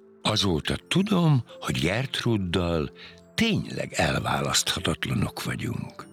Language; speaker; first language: Hungarian; native; Hungarian